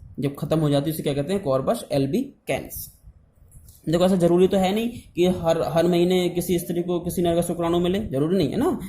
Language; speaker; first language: Hindi; native; Hindi